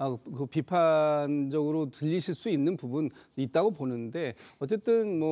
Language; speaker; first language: Korean; native; Korean